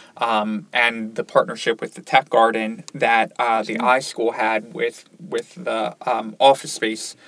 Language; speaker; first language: English; native; English